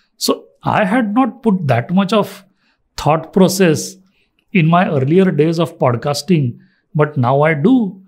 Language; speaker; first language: English; non-native, local second language; Marathi